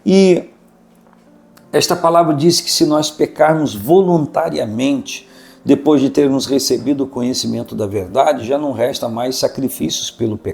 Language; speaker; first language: Portuguese; native; Portuguese